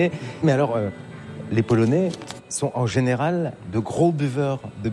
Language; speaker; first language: French; native; French